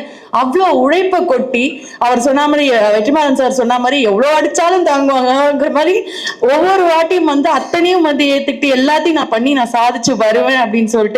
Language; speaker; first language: Tamil; native; Tamil